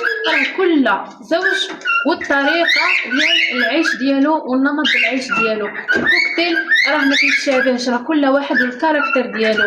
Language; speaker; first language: Arabic; native; Arabic